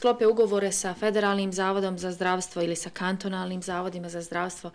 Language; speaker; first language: Serbian; native; Serbian